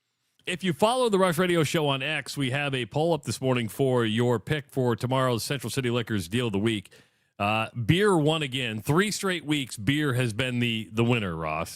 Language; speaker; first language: English; native; English